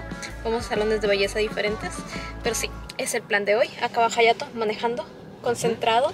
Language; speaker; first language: Spanish; native; Spanish